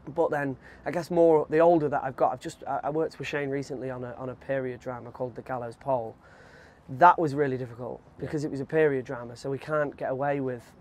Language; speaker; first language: English; native; English